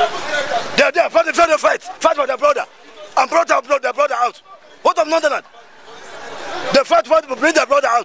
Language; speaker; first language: English; non-native, local second language; Igbo